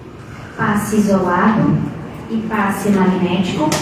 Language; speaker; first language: Portuguese; native; Portuguese